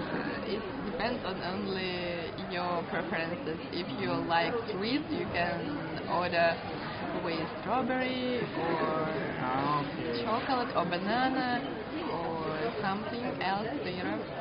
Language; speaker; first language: English; non-native, learner; Russian